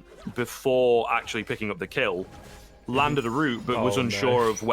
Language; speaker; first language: English; native; English